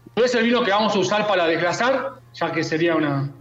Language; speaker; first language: Spanish; native; Spanish